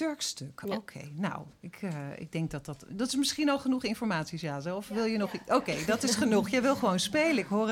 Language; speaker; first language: Dutch; native; Dutch